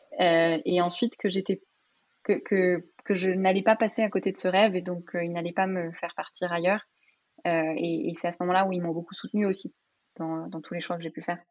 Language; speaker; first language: French; early bilingual, other home language; Arabic